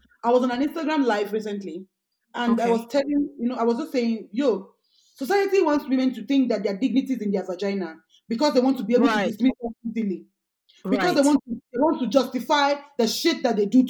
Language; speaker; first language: English; non-native, local second language; Yoruba